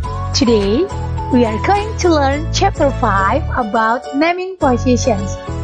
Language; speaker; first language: English; non-native, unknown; Indonesian